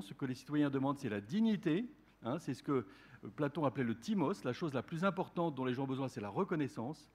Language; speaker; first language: French; native; French